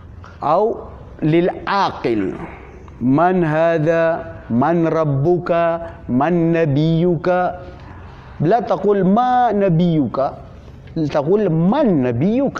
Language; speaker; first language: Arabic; non-native, fluent; Filipino